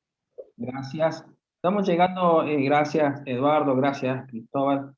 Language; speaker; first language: Spanish; native; Spanish